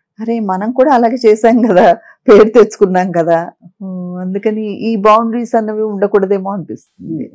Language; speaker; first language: Telugu; native; Telugu